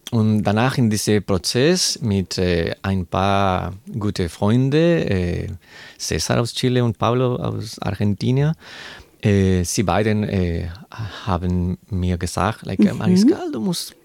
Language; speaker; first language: German; non-native, learner; Spanish